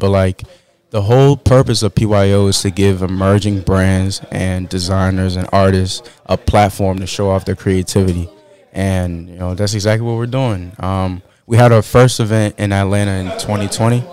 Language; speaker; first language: English; native; English